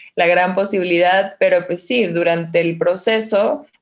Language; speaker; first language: Spanish; native; Spanish